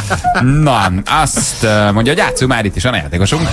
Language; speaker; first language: Hungarian; native; Hungarian